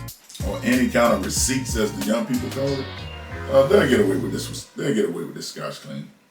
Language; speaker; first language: English; native; English